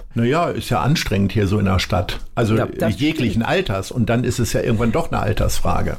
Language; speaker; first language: German; native; German